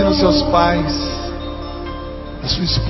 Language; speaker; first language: Portuguese; native; Portuguese